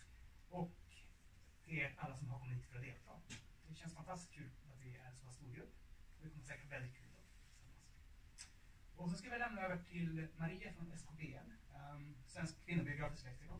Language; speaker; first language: Swedish; native; Swedish